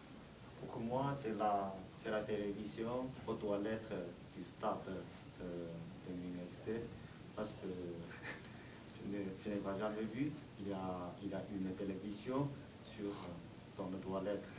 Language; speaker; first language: French; non-native, learner; Chinese